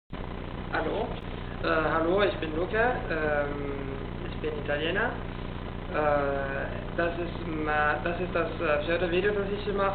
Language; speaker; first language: German; non-native, fluent; Italian